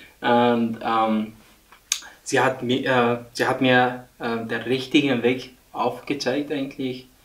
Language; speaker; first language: German; non-native, learner; Arabic